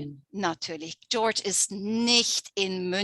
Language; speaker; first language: German; non-native, fluent; English